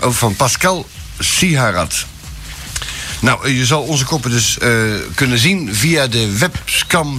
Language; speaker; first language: Dutch; native; Dutch